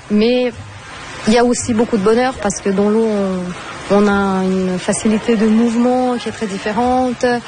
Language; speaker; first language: French; non-native, fluent; Portuguese